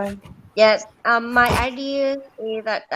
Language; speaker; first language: English; non-native, learner; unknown